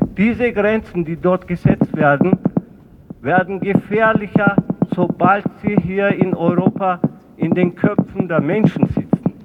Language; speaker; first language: German; early bilingual, other home language; Turkish